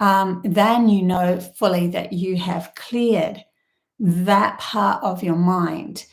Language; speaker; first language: English; native; English